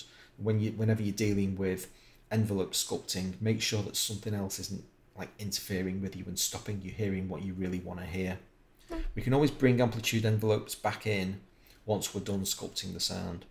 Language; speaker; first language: English; native; English